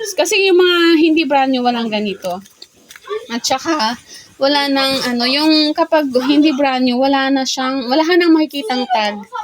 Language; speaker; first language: Filipino; native; Filipino